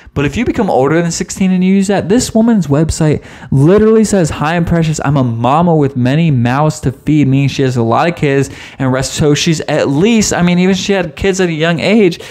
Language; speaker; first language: English; native; English